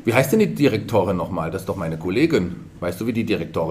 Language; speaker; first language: German; native; German